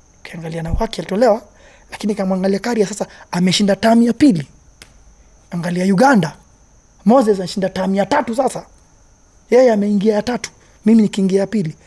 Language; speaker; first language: Swahili; native; Swahili